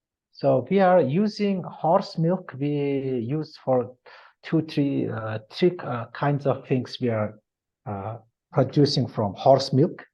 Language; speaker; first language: English; non-native, learner; Mongolian